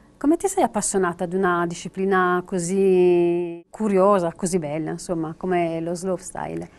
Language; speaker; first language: Italian; native; Italian